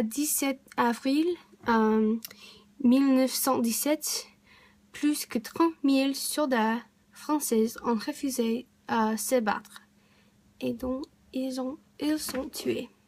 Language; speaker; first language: French; non-native, learner; English